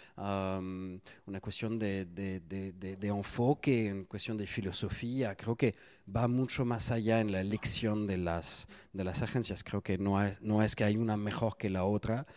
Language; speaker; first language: Spanish; non-native, fluent; French